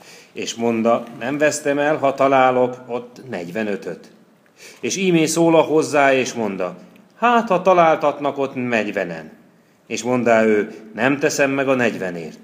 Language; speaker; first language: Hungarian; native; Hungarian